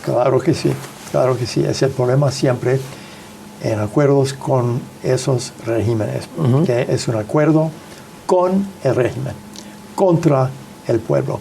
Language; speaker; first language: Spanish; non-native, fluent; English